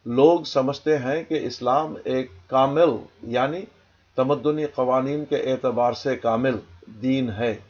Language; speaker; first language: Urdu; native; Urdu